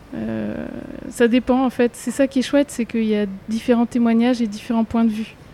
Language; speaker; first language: French; native; French